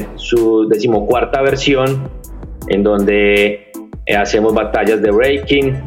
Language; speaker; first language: Spanish; native; Spanish